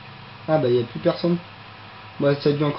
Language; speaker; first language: French; native; French